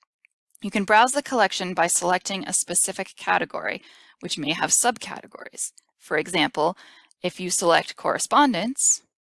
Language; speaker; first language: English; native; English